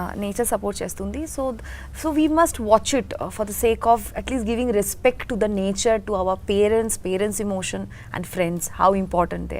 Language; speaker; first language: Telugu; non-native, learner; Bangla